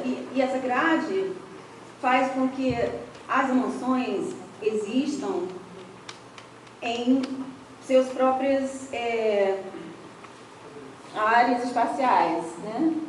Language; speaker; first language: Portuguese; non-native, fluent; English